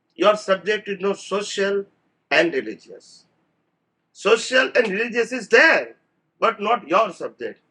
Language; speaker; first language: English; non-native, local second language; Gujarati